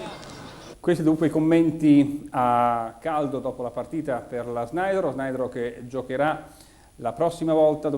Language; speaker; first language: Italian; native; Italian